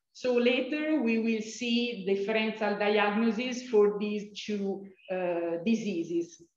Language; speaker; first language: English; non-native, fluent; Italian